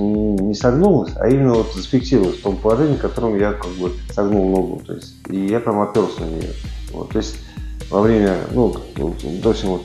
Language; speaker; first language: Russian; native; Russian